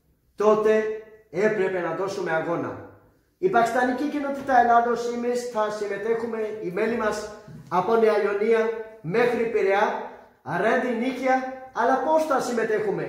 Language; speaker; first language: Greek; non-native, fluent; Urdu